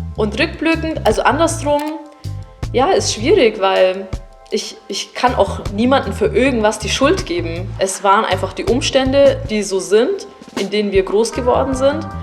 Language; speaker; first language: German; early bilingual, other home language; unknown